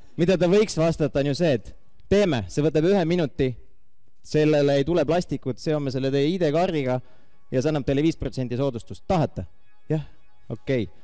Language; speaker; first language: Estonian; native; Estonian